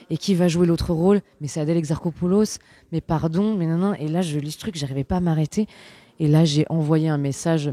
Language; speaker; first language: French; native; French